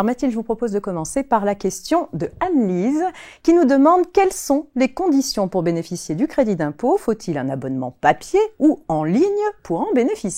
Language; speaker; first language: French; native; French